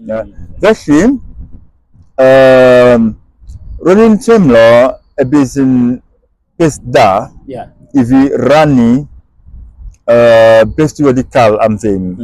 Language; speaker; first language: Welsh; non-native, fluent; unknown